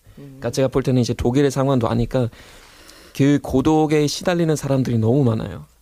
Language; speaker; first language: Korean; non-native, fluent; German